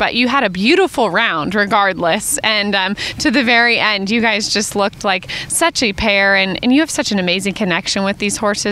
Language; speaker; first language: English; native; English